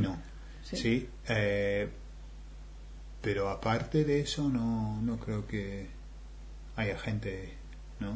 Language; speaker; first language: Spanish; non-native, fluent; English